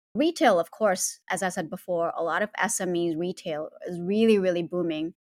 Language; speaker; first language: English; non-native, fluent; Indonesian